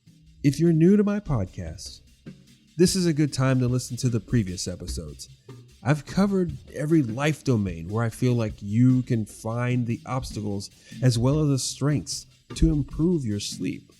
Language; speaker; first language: English; native; English